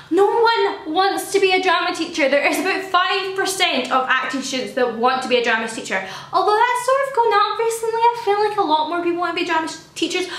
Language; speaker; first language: English; native; English